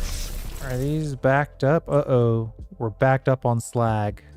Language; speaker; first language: English; native; English